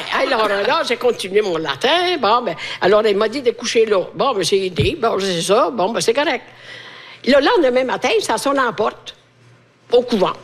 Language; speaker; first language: French; non-native, fluent; Italian